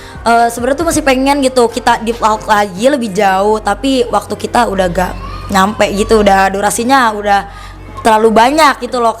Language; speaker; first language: Indonesian; native; Indonesian